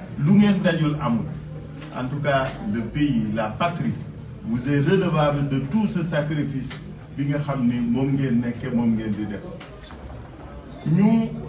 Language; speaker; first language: Wolof; native; Wolof